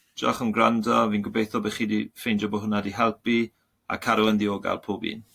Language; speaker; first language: Welsh; non-native, local second language; English